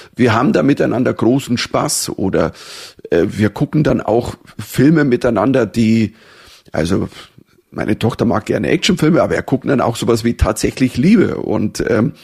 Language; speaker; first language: German; native; German